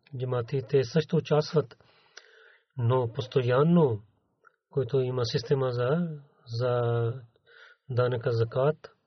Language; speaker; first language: Bulgarian; non-native, learner; Urdu